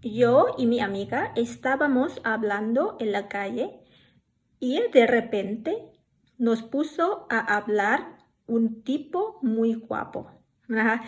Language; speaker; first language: Spanish; non-native, fluent; Thai